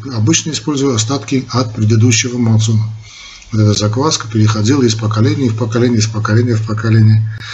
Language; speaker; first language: Russian; non-native, local second language; Armenian